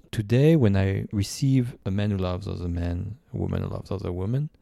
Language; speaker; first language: English; non-native, fluent; French